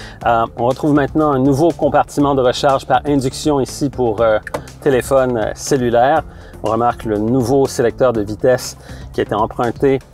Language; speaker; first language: French; native; French